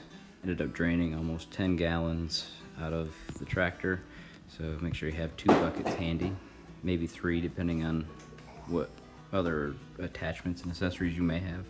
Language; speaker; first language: English; native; English